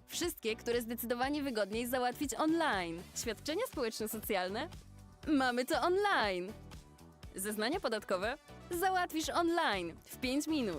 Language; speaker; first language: Polish; native; Polish